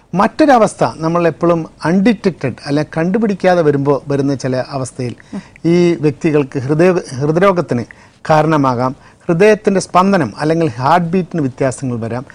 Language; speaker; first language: Malayalam; native; Malayalam